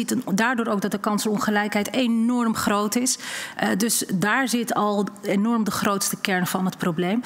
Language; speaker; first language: Dutch; native; Dutch